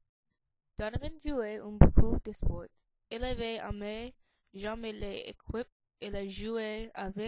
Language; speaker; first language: French; non-native, learner; English